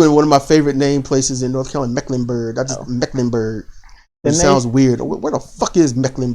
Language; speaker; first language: English; native; English